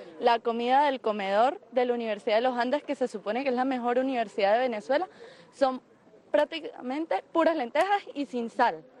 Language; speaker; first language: Spanish; native; Spanish